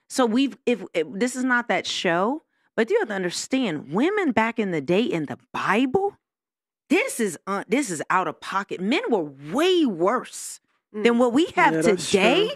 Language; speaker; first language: English; native; English